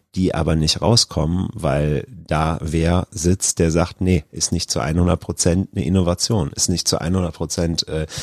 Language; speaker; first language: German; native; German